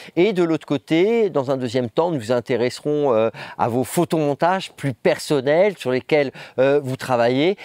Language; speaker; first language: French; native; French